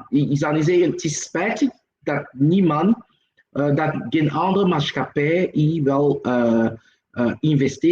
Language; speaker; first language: Dutch; non-native, local second language; French